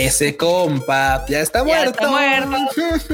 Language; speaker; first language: Spanish; native; Spanish